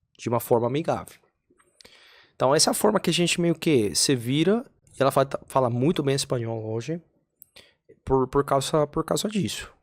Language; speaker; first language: Portuguese; non-native, fluent; Spanish